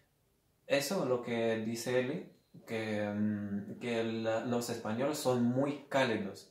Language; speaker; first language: Spanish; non-native, fluent; Lithuanian